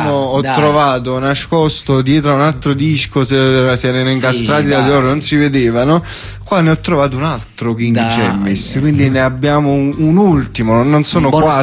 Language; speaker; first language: Italian; native; Italian